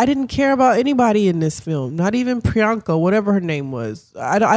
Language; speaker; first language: English; native; English